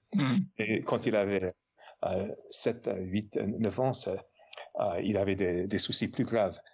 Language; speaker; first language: French; non-native, fluent; English